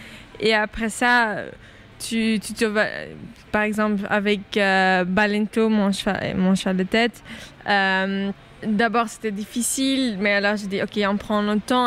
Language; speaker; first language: French; non-native, local second language; Dutch